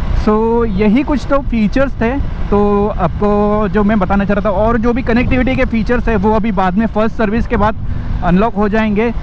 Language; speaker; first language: Hindi; non-native, local second language; Marathi